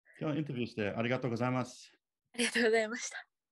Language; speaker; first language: Japanese; native; Japanese